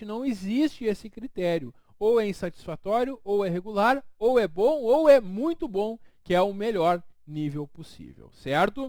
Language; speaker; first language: Portuguese; native; Portuguese